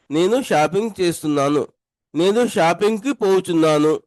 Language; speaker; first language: Telugu; non-native, local second language; Urdu